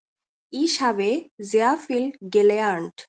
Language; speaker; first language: German; non-native, learner; Bangla